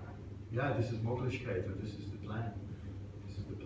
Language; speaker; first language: German; non-native, learner; English